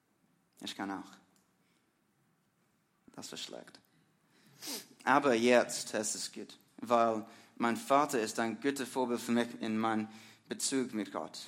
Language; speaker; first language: German; non-native, learner; English